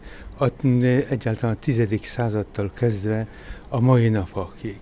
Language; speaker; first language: Hungarian; non-native, fluent; Polish